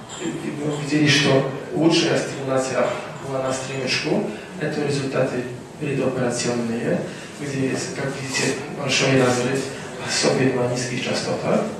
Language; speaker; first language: Russian; non-native, fluent; Polish